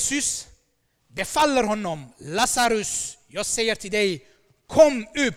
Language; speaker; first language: Swedish; non-native, fluent; Armenian